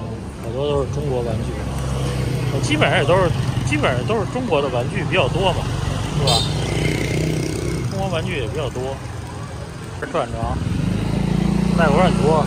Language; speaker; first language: Chinese; native; Chinese